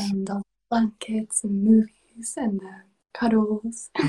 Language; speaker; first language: English; non-native, fluent; Swedish